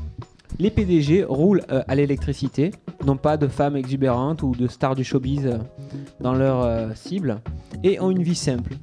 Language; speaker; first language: French; native; French